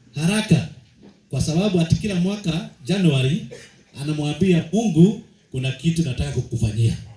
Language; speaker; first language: Swahili; non-native, local second language; Kikuyu